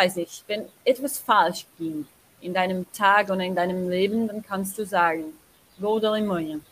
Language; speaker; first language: German; non-native, learner; Portuguese